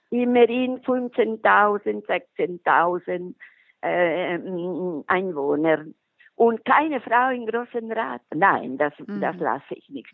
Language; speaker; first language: German; non-native, local second language; Italian